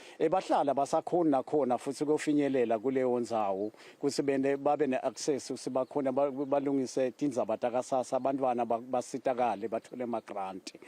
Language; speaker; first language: Zulu; non-native, local second language; Swati